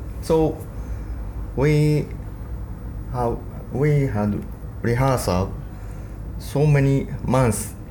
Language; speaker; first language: English; non-native, learner; Japanese